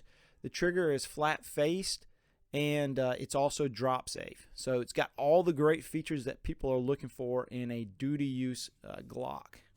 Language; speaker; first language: English; native; English